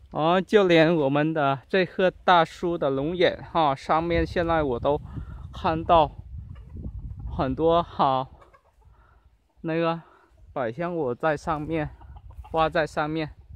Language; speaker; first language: Chinese; early bilingual, heritage; Chinese